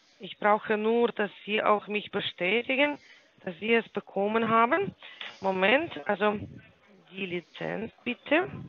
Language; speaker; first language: German; non-native, fluent; Ukrainian